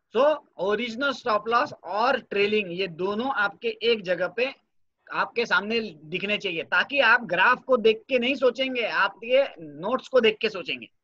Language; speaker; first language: Hindi; non-native, local second language; Marathi